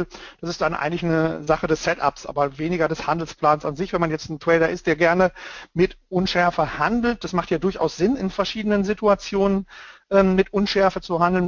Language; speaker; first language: German; native; German